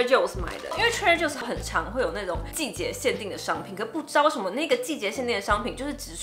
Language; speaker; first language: Chinese; native; Chinese